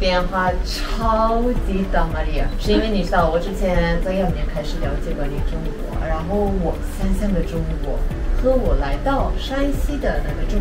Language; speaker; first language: Chinese; non-native, fluent; Armenian